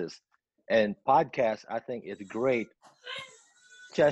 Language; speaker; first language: English; non-native, local second language; Filipino